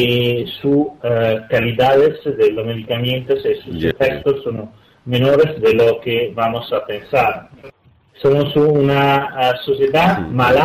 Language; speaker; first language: Spanish; non-native, fluent; Italian